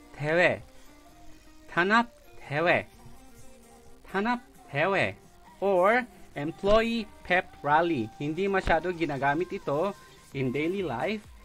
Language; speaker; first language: English; non-native, local second language; Filipino